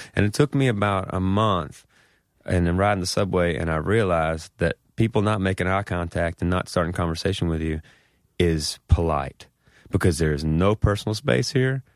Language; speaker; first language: English; native; English